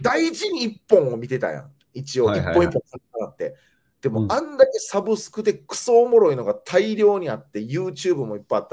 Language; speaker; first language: Japanese; native; Japanese